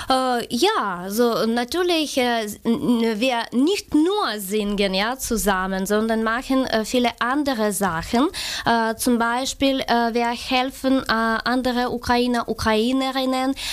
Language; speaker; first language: German; non-native, fluent; Ukrainian